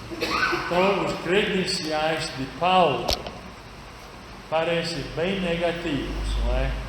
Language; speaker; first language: Portuguese; non-native, fluent; English